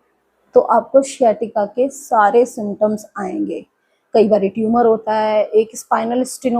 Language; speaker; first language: Hindi; native; Hindi